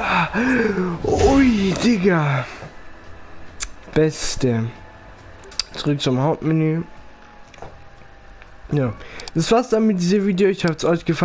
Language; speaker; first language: German; early bilingual, other home language; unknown